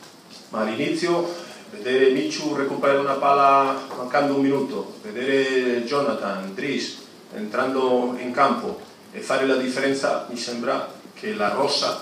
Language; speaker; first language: Italian; non-native, fluent; Spanish